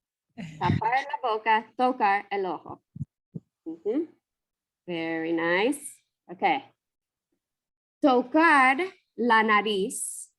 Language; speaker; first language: Spanish; non-native, fluent; English